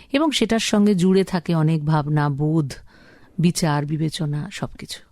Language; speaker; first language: Bangla; native; Bangla